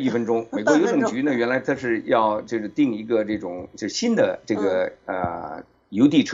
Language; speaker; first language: Chinese; native; Chinese